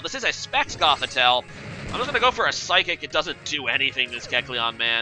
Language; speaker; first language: English; native; English